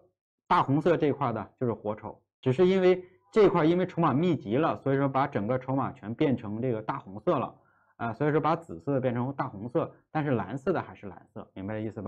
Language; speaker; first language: Chinese; native; Chinese